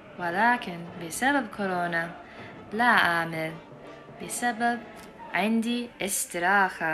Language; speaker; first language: Arabic; non-native, learner; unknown